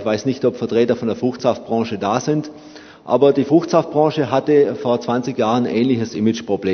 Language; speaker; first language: German; native; German